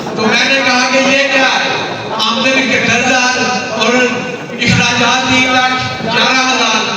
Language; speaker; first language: Urdu; native; Urdu